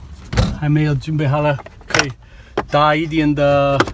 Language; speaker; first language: Chinese; non-native, learner; English